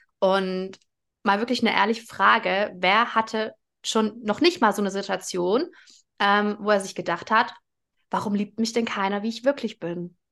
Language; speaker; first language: German; early bilingual, other home language; Russian